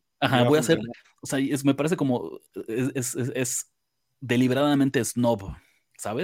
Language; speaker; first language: Spanish; native; Spanish